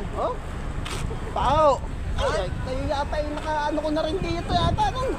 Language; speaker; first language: Filipino; non-native, local second language; Bikol